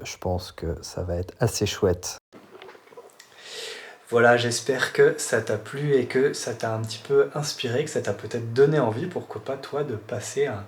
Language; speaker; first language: French; native; French